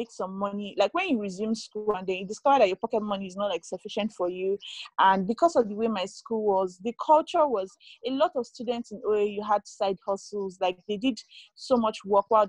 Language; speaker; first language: English; non-native, local second language; Yoruba